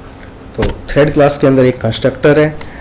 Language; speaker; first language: Hindi; native; Hindi